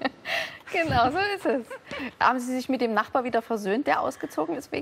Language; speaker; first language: German; native; German